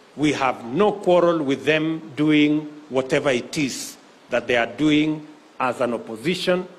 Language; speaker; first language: English; non-native, local second language; Kalenjin